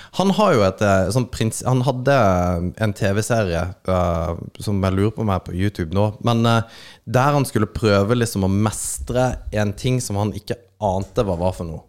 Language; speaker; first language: Norwegian; native; Norwegian